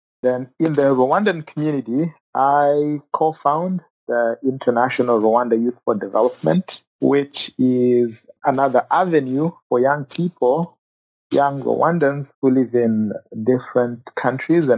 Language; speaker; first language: English; non-native, local second language; Kinyarwanda